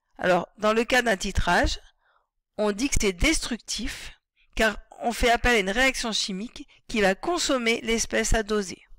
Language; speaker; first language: French; native; French